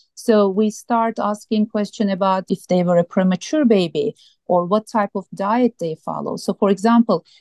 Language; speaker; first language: English; non-native, fluent; Turkish